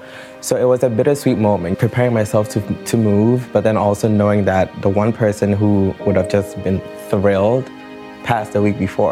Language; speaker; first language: English; non-native, local second language; Akan